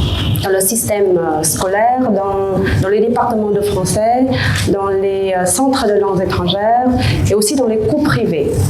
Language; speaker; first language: French; non-native, fluent; Vietnamese